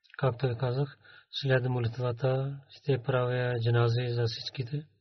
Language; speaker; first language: Bulgarian; non-native, learner; Urdu